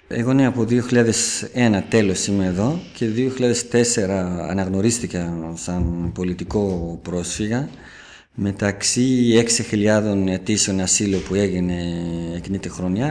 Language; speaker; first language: Greek; non-native, fluent; Persian